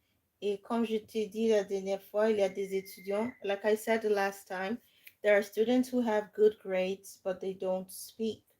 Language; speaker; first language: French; non-native, fluent; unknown